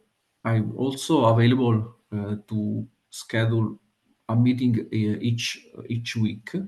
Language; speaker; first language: English; non-native, fluent; Italian